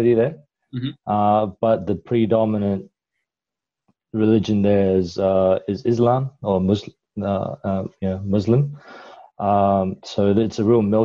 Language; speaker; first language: English; non-native, local second language; Cantonese